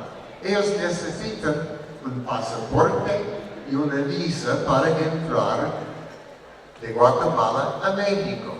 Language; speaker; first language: Spanish; non-native, learner; English